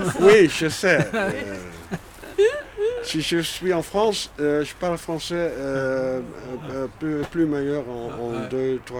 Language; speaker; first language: French; non-native, learner; Dutch